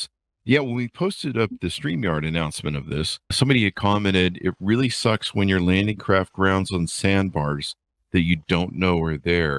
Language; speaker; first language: English; native; English